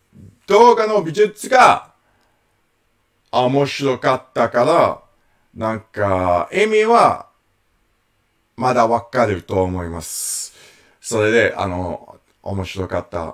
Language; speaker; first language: Japanese; non-native, learner; English